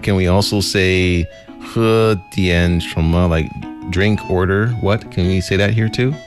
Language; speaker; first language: English; native; English